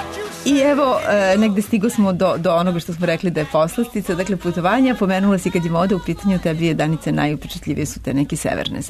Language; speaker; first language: Serbian; native; Serbian